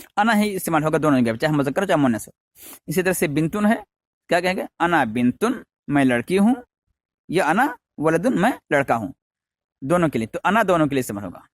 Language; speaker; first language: Urdu; native; Urdu